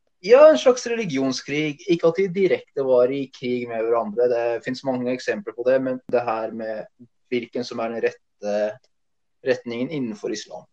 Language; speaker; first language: Norwegian; early bilingual, other home language; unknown